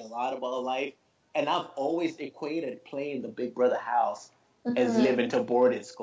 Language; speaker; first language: English; non-native, local second language; Shona